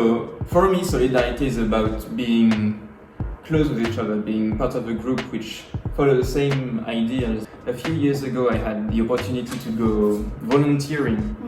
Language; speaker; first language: English; non-native, fluent; French